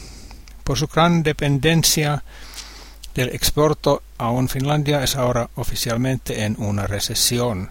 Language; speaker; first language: Spanish; non-native, learner; Finnish